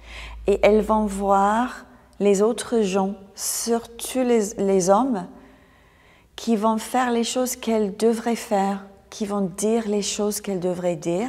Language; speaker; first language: French; non-native, fluent; English